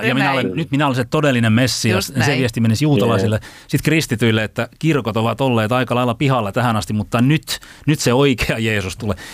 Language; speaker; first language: Finnish; native; Finnish